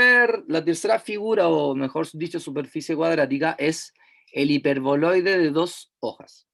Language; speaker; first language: Spanish; native; Spanish